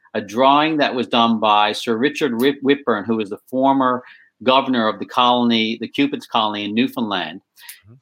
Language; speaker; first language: English; native; English